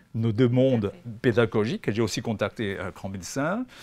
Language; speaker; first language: French; non-native, fluent; Chinese